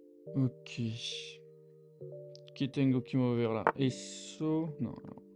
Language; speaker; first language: Spanish; non-native, learner; French